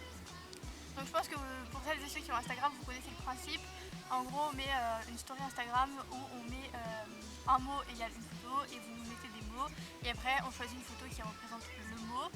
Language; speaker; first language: French; native; French